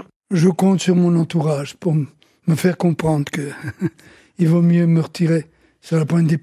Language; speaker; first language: French; early bilingual, other home language; Italian